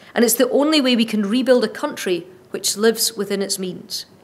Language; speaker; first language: English; native; English